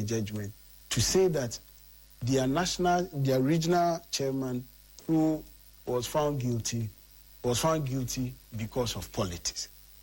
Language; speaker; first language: English; non-native, local second language; Akan